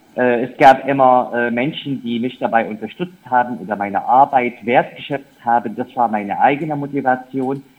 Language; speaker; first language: German; non-native, fluent; Arabic